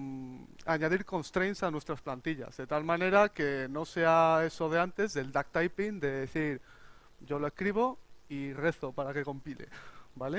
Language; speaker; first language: Spanish; native; Spanish